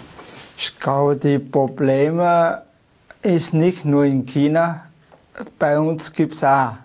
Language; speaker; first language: German; non-native, learner; Chinese